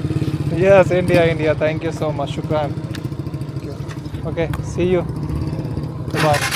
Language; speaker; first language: Hindi; native; Hindi